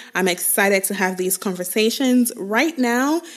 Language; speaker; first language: English; non-native, local second language; Igbo